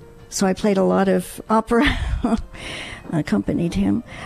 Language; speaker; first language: French; non-native, fluent; English